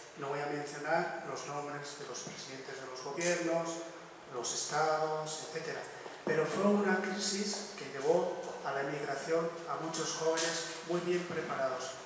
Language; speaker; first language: Spanish; non-native, local second language; Basque